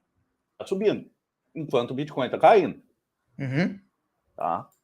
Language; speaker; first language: Portuguese; native; Portuguese